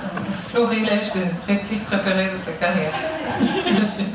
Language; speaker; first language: French; native; French